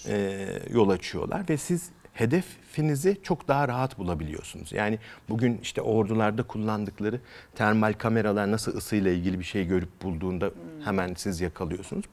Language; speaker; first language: Turkish; native; Turkish